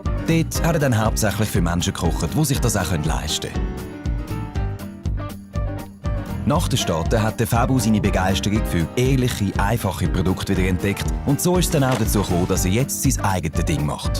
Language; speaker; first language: German; native; German